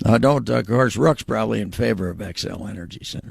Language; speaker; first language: English; native; English